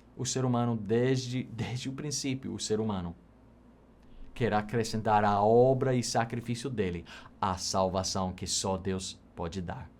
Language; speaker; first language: Portuguese; non-native, fluent; English